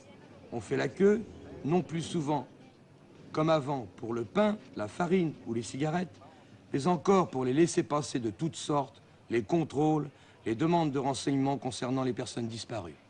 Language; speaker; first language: French; native; French